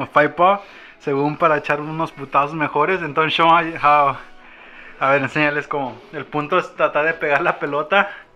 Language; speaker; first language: Spanish; early bilingual, heritage; Spanish